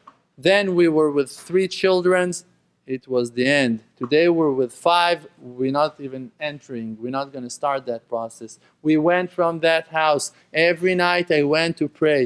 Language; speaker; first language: English; non-native, fluent; Hebrew